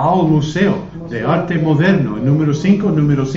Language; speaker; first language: Spanish; non-native, fluent; English